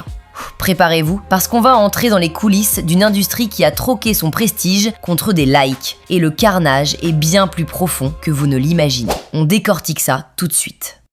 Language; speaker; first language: French; native; French